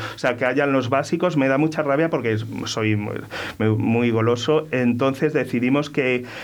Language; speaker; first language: Spanish; native; Spanish